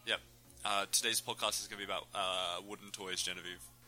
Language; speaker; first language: English; native; English